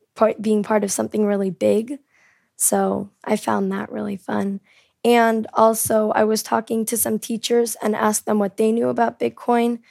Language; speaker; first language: English; early bilingual, heritage; Korean